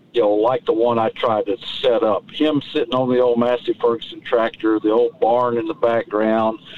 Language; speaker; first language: English; native; English